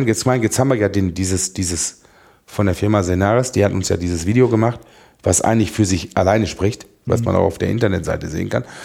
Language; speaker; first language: German; native; German